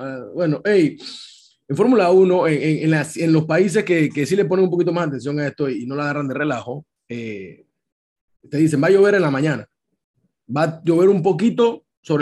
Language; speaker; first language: Spanish; native; Spanish